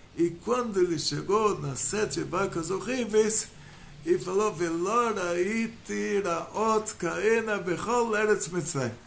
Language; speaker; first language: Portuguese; non-native, fluent; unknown